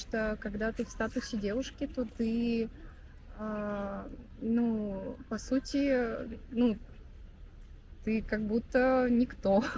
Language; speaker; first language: Russian; native; Russian